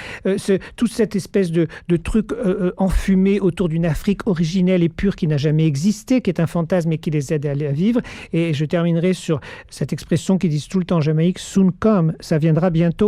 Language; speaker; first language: French; native; French